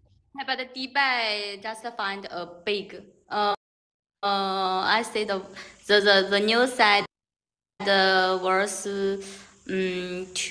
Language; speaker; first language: English; non-native, learner; Chinese